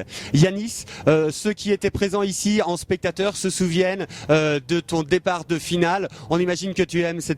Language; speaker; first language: French; native; French